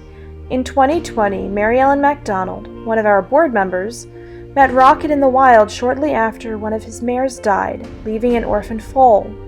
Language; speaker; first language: English; native; English